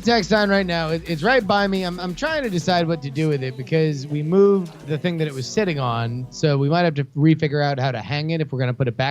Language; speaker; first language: English; native; English